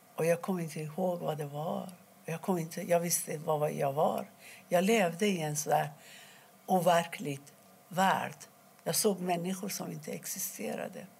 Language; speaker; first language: Swedish; non-native, fluent; Persian